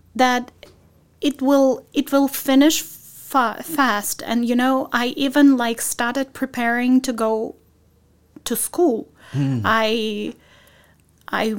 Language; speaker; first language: English; non-native, fluent; Ukrainian